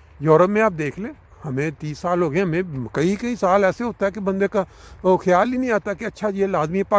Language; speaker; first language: Urdu; non-native, local second language; Punjabi